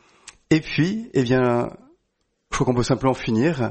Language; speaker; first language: French; native; French